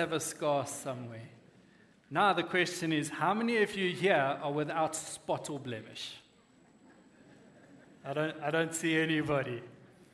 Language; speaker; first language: English; native; English